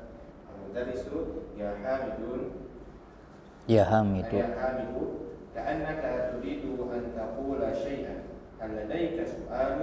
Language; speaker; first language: Arabic; non-native, learner; Sundanese